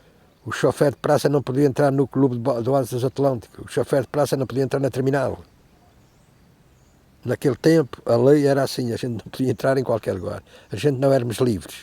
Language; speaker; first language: Portuguese; native; Portuguese